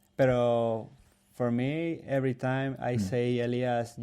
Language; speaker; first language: English; non-native, learner; Spanish